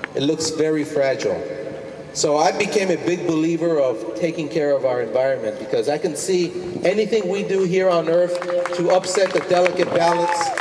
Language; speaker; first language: English; early bilingual, other home language; Spanish